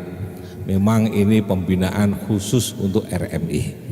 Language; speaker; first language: Indonesian; non-native, local second language; Javanese